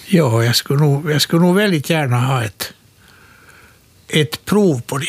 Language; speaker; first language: Swedish; native; Swedish